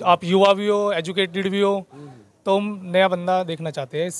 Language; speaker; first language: Hindi; native; Hindi